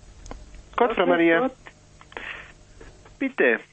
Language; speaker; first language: German; native; German